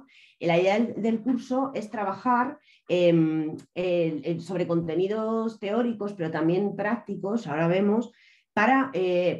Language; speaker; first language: Spanish; native; Spanish